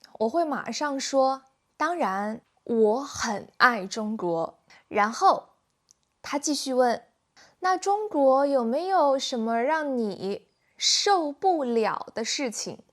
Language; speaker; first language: Chinese; native; Chinese